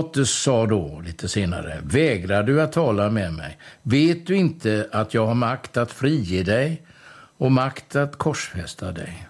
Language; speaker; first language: Swedish; native; Swedish